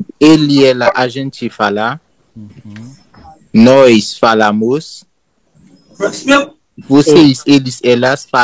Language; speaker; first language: Portuguese; non-native, learner; Haitian Creole